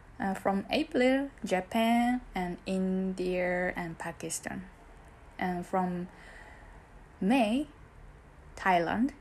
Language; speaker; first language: English; non-native, learner; Japanese